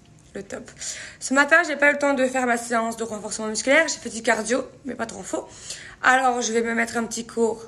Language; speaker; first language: French; native; French